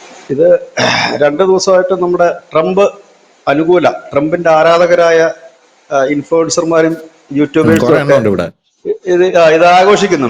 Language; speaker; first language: Malayalam; native; Malayalam